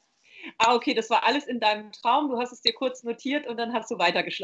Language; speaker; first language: German; native; German